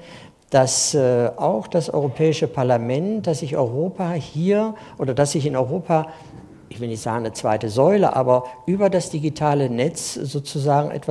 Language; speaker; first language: German; native; German